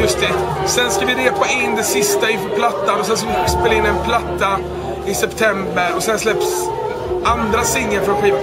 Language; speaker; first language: Swedish; native; Swedish